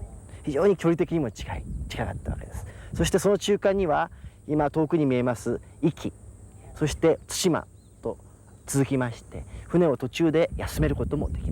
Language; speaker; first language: Japanese; non-native, fluent; Korean